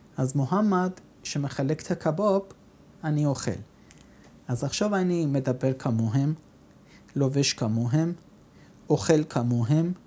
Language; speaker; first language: Hebrew; non-native, fluent; Persian